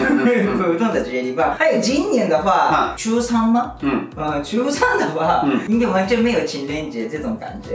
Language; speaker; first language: Chinese; non-native, learner; Japanese